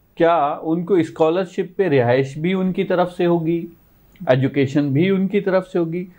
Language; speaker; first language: Urdu; non-native, local second language; Sindhi